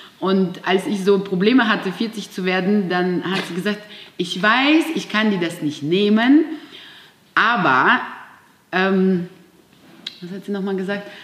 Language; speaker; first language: German; non-native, fluent; Russian